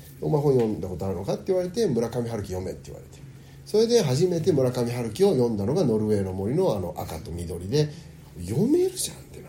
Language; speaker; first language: Japanese; early bilingual, heritage; Japanese